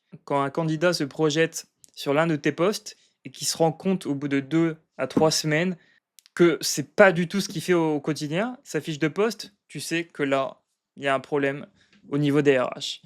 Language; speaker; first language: French; native; French